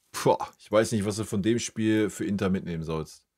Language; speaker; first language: German; native; German